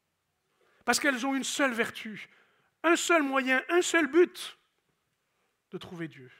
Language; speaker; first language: French; native; French